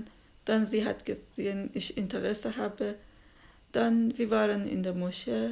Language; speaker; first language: German; non-native, learner; Persian